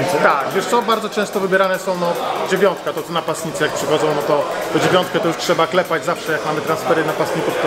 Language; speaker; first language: Polish; native; Polish